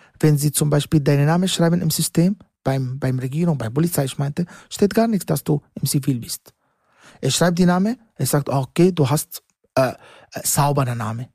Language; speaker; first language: German; non-native, learner; Arabic